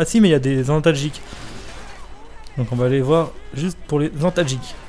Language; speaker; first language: French; native; French